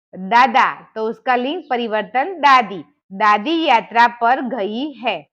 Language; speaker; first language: Hindi; non-native, local second language; Gujarati